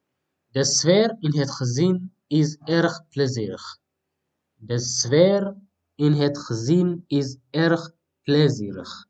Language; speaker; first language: Dutch; non-native, fluent; Tigrinya